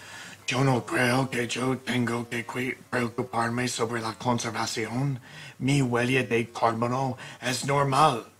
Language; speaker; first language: Spanish; non-native, learner; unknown